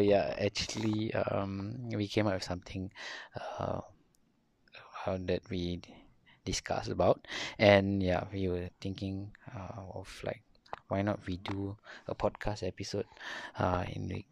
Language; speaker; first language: English; non-native, local second language; Malay